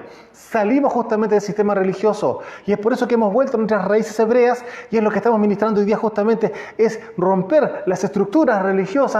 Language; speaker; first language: Spanish; native; Spanish